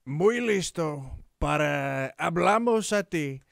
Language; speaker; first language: Spanish; non-native, learner; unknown